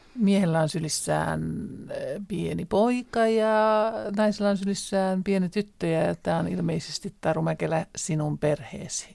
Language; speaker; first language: Finnish; native; Finnish